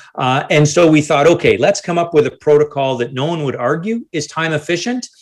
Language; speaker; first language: English; native; English